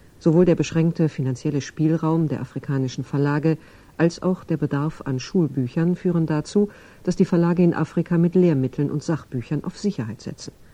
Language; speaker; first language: German; native; German